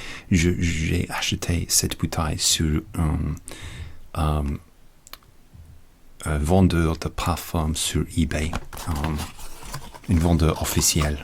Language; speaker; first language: French; non-native, learner; English